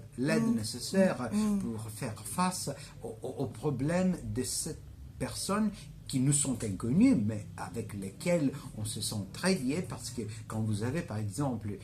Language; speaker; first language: French; non-native, fluent; Greek